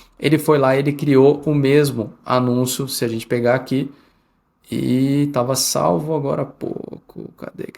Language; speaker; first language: Portuguese; early bilingual, heritage; Portuguese